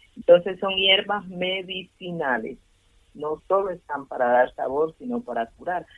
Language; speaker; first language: Spanish; native; Spanish